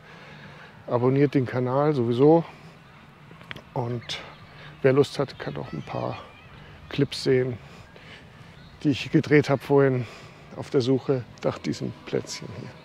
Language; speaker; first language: German; native; German